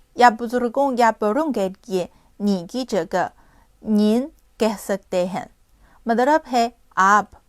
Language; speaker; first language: Urdu; non-native, fluent; Chinese